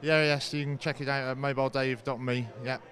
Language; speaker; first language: English; native; English